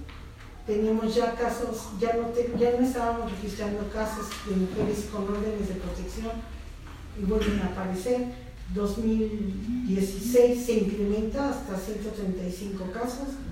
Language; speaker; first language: Spanish; native; Spanish